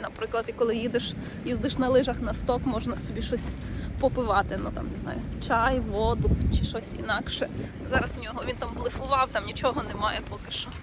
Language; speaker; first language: Ukrainian; native; Ukrainian